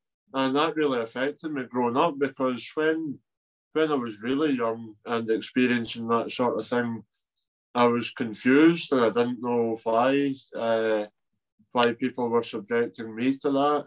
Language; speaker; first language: English; native; English